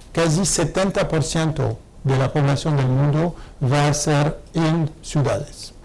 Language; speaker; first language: Spanish; non-native, fluent; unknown